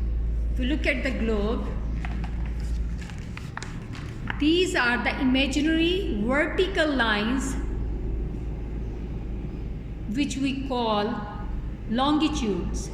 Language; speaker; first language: English; non-native, local second language; Urdu